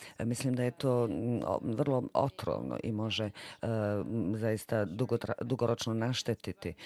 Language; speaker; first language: Bosnian; non-native, fluent; English